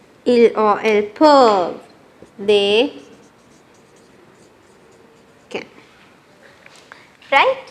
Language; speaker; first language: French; non-native, fluent; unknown